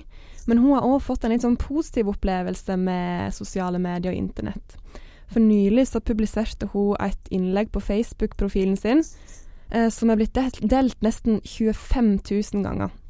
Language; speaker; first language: Norwegian; native; Norwegian